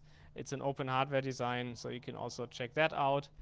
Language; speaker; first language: English; non-native, fluent; German